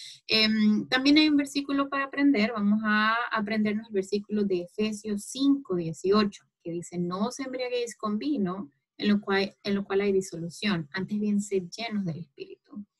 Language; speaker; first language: Spanish; native; Spanish